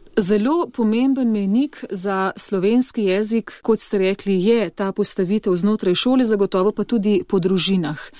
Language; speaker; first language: Slovenian; native; Slovenian